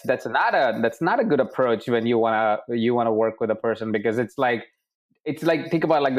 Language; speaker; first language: English; non-native, local second language; Hindi